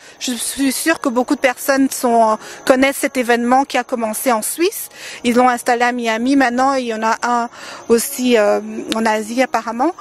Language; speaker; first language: French; non-native, local second language; Lingala